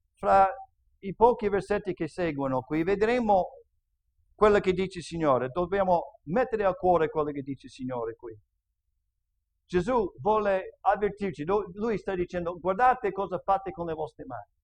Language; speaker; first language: Italian; non-native, fluent; English